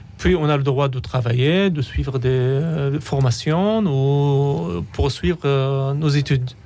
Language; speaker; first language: French; non-native, fluent; Arabic